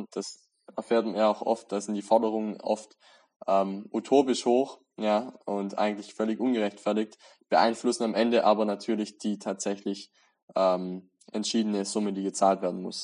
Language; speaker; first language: German; native; German